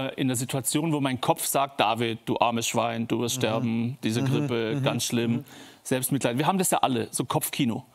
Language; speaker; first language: German; native; German